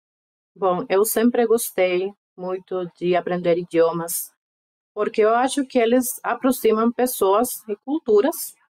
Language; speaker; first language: Portuguese; non-native, fluent; Spanish